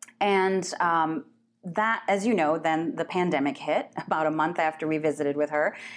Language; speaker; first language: English; native; English